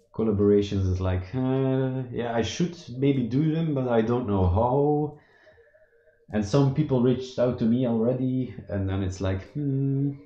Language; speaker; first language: English; non-native, fluent; Dutch